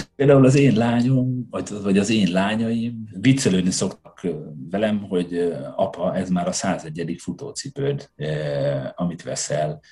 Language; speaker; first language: Hungarian; native; Hungarian